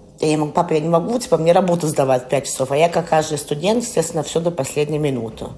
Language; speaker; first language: Russian; early bilingual, heritage; Russian